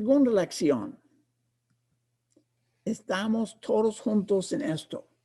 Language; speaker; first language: Spanish; non-native, fluent; English